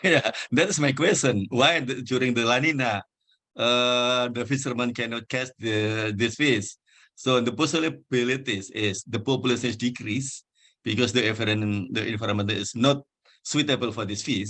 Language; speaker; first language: English; non-native, fluent; Indonesian